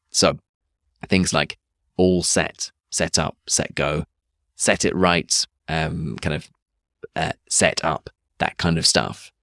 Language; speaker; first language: English; native; English